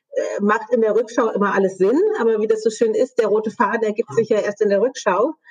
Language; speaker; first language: German; native; German